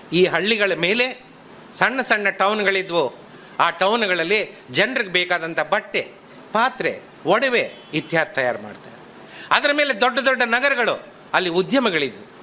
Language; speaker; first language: Kannada; non-native, local second language; Telugu